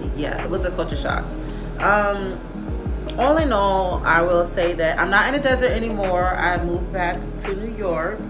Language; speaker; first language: English; native; English